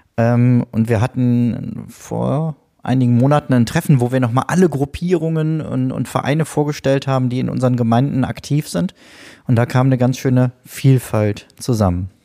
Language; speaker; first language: German; native; German